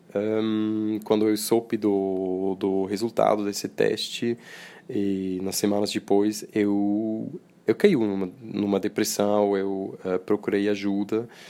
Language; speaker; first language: Portuguese; non-native, fluent; Swiss German